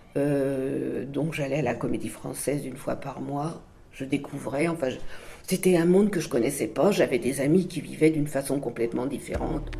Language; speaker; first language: French; non-native, fluent; Sinhala